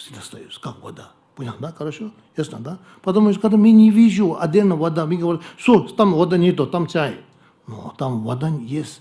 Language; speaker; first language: Russian; non-native, learner; Tibetan